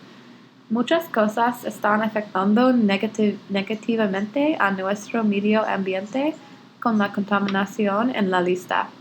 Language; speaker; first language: Spanish; non-native, learner; English